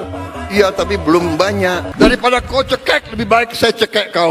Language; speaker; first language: Indonesian; native; Indonesian